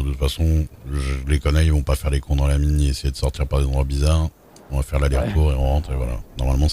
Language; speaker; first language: French; native; French